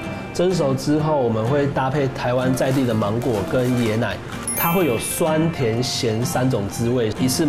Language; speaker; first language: Chinese; native; Chinese